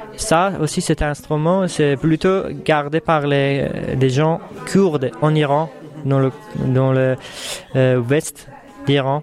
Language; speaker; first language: French; non-native, fluent; Persian